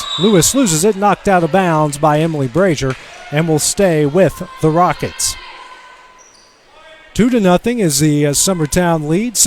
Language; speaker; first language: English; native; English